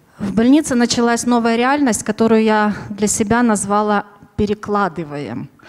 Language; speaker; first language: Russian; native; Russian